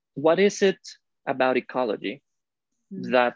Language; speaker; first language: English; non-native, fluent; Spanish